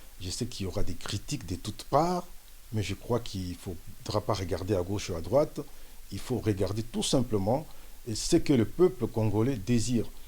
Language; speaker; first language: French; non-native, local second language; Lingala